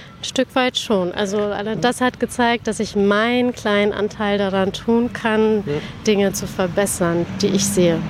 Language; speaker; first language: German; early bilingual, other home language; Persian